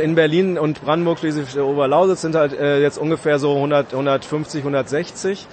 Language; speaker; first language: German; native; German